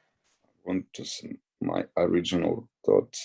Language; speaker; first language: English; non-native, learner; Ukrainian